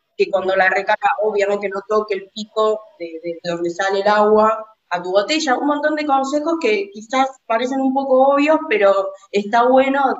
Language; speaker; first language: Spanish; native; Spanish